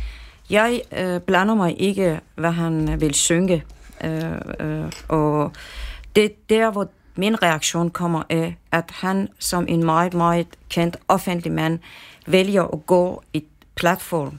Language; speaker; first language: Danish; non-native, fluent; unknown